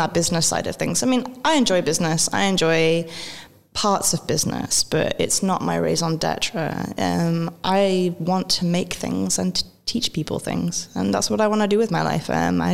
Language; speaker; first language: English; native; English